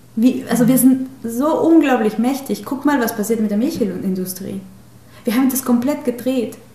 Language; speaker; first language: German; non-native, fluent; Spanish